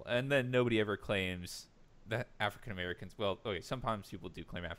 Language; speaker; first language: English; native; English